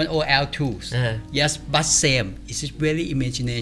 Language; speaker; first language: English; non-native, learner; Thai